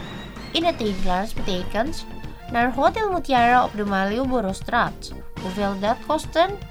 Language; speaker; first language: Dutch; non-native, fluent; Indonesian